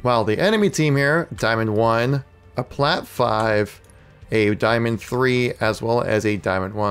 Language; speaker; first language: English; native; English